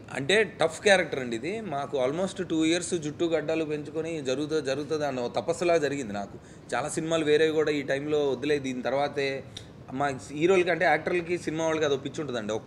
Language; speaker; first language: Telugu; native; Telugu